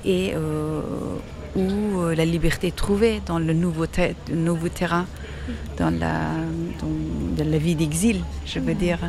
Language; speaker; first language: French; non-native, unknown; Persian